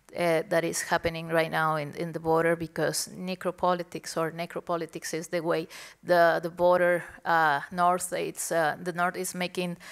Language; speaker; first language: English; non-native, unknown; Spanish